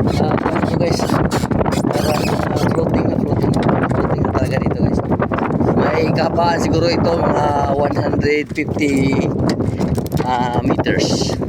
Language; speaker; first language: Filipino; non-native, local second language; Cebuano